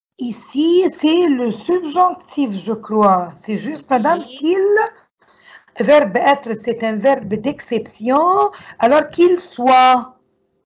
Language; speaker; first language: French; non-native, learner; Arabic